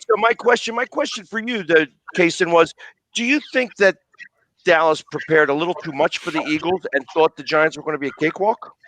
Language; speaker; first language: English; native; English